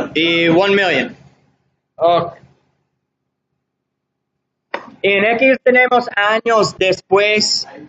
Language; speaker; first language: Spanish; non-native, learner; English